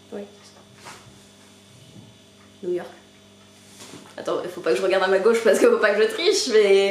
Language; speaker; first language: French; native; French